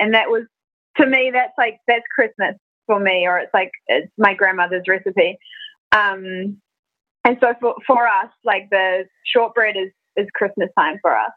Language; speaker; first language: English; native; English